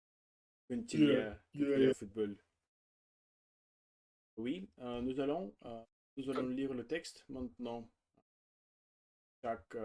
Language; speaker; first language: French; non-native, learner; Russian